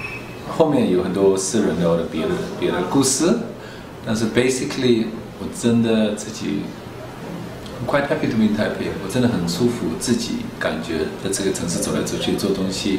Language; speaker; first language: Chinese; early bilingual, heritage; German